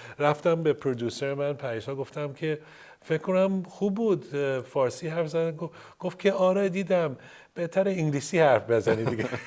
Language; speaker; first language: Persian; early bilingual, heritage; Persian